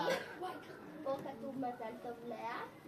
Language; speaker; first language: Hebrew; non-native, learner; Portuguese